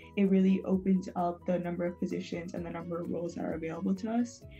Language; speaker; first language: English; non-native, fluent; Spanish